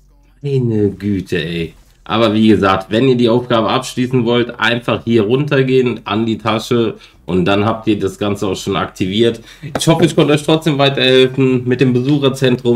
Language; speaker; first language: German; native; German